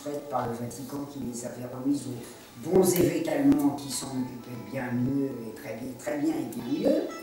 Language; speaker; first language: French; native; French